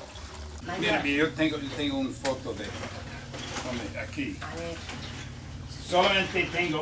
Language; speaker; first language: Spanish; non-native, fluent; English